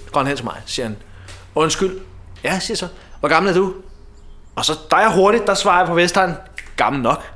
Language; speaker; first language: Danish; native; Danish